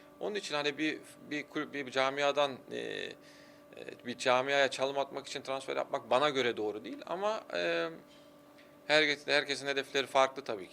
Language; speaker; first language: Turkish; early bilingual, heritage; Turkish